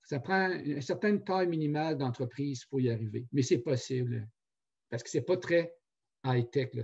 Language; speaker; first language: French; native; French